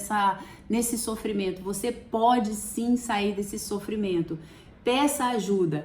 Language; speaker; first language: Portuguese; native; Portuguese